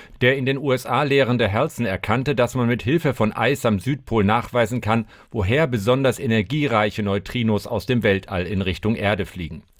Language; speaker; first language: German; native; German